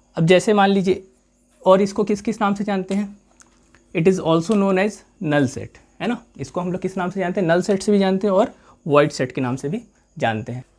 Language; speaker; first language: Hindi; native; Hindi